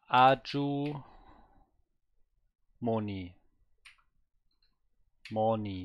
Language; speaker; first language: Korean; non-native, learner; German